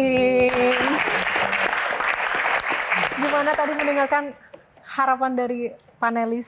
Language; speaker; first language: Indonesian; native; Indonesian